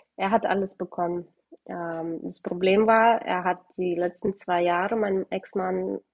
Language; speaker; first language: German; early bilingual, other home language; Russian